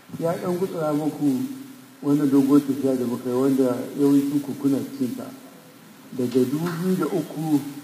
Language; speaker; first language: Hausa; non-native, local second language; Fula